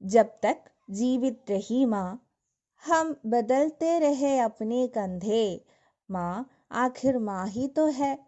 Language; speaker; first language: Hindi; non-native, local second language; Malayalam